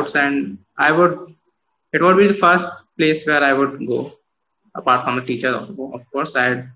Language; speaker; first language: English; non-native, local second language; Hindi